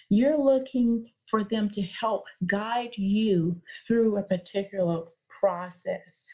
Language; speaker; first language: English; native; English